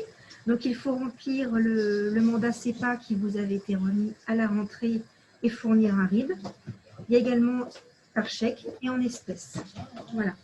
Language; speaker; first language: French; native; French